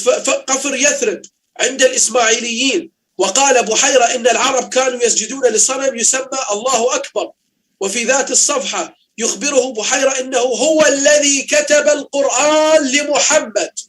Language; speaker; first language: Arabic; native; Arabic